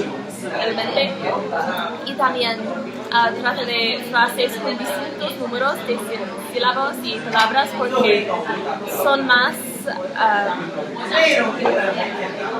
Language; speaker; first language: Spanish; non-native, learner; English